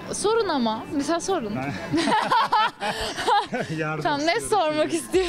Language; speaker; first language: Turkish; non-native, learner; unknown